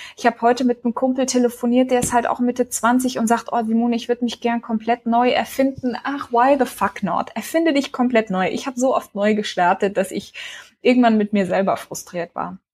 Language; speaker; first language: German; early bilingual, heritage; German